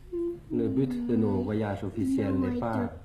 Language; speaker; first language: French; early bilingual, other home language; Thai